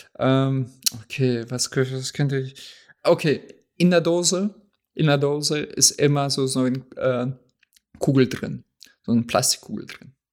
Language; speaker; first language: German; non-native, fluent; Russian